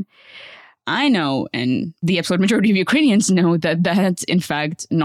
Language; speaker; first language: English; early bilingual, other home language; Russian